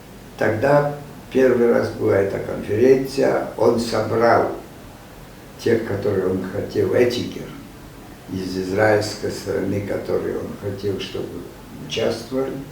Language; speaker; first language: Russian; non-native, fluent; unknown